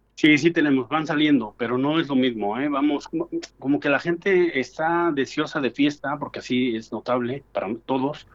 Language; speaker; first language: Spanish; native; Spanish